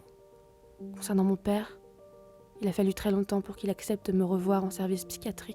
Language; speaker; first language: French; native; French